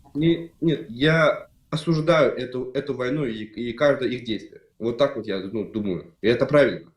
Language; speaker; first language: Russian; native; Russian